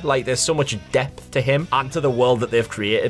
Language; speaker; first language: English; native; English